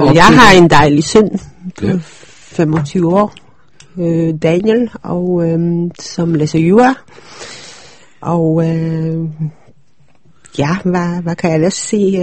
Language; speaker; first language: Danish; early bilingual, other home language; Polish